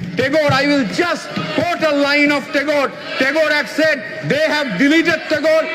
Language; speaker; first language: English; non-native, local second language; Bangla